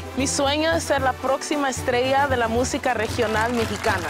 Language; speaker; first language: Spanish; early bilingual, heritage; Spanish